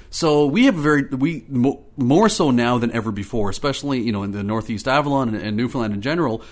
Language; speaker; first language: English; native; English